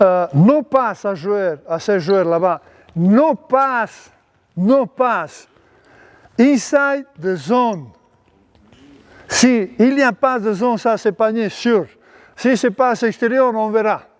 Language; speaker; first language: French; non-native, learner; Serbian